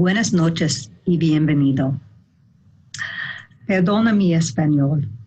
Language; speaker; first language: Spanish; non-native, learner; English